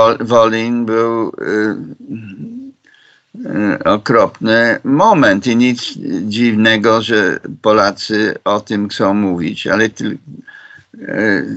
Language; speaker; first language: Polish; non-native, fluent; English